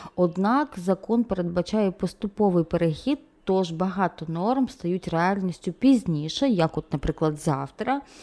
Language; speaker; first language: Ukrainian; non-native, local second language; Russian